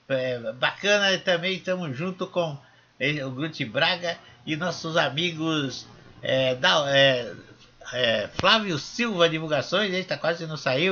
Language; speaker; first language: Portuguese; native; Portuguese